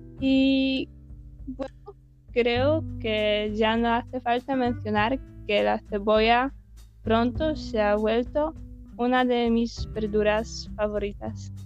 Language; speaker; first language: Spanish; non-native, fluent; Polish